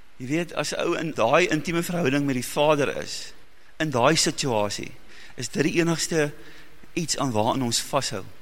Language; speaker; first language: Afrikaans; native; Afrikaans